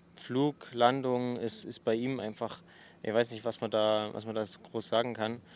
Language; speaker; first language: German; native; German